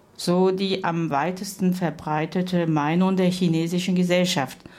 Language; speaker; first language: German; non-native, fluent; Chinese